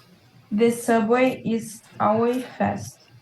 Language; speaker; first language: English; non-native, learner; Portuguese